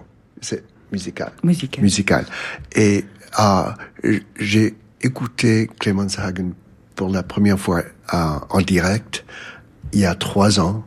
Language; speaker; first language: French; non-native, fluent; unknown